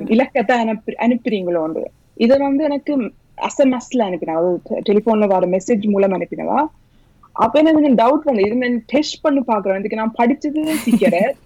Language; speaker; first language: Tamil; early bilingual, heritage; Tamil